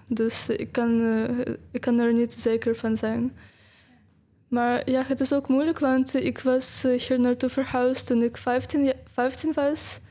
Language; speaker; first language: Dutch; non-native, fluent; Ukrainian